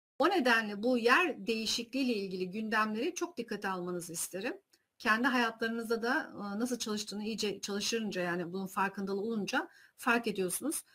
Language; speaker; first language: Turkish; early bilingual, heritage; Turkish